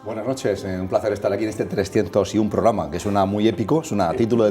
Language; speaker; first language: Spanish; native; Spanish